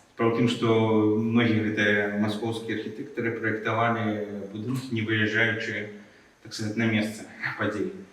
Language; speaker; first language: Belarusian; non-native, local second language; Russian